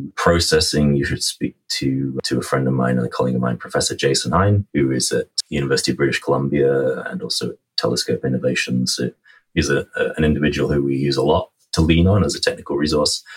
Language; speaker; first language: English; native; English